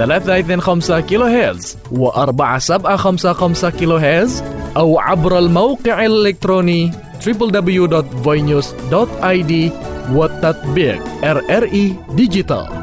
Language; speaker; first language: Arabic; non-native, fluent; Indonesian